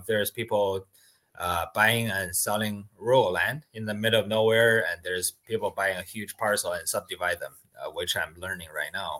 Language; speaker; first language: English; non-native, fluent; Chinese